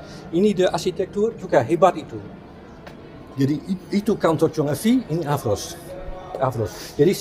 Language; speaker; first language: Indonesian; non-native, fluent; Dutch